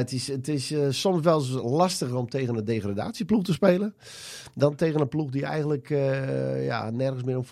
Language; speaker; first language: Dutch; native; Dutch